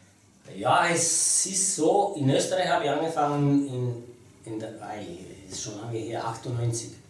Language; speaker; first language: German; non-native, fluent; Romanian